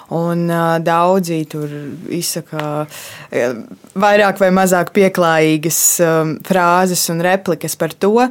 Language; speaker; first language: Latvian; native; Latvian